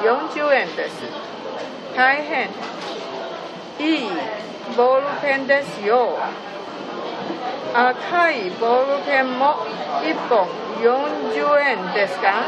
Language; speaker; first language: Japanese; non-native, learner; Chinese